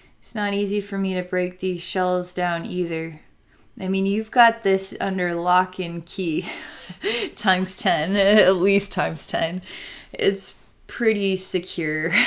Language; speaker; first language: English; native; English